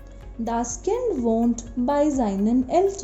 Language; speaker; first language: German; non-native, fluent; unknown